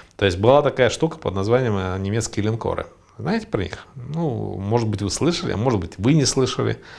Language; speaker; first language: Russian; native; Russian